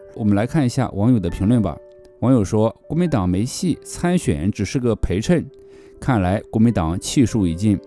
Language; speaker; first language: Chinese; native; Chinese